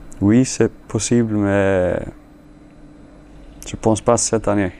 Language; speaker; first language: French; non-native, learner; Icelandic